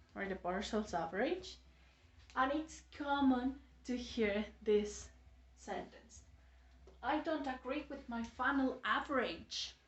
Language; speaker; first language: English; non-native, fluent; Spanish